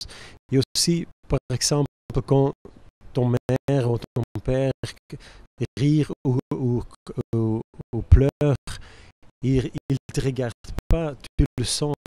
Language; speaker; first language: French; non-native, local second language; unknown